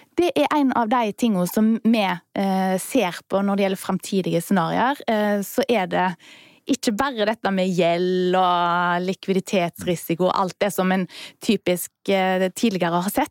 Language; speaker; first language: Norwegian; native; Norwegian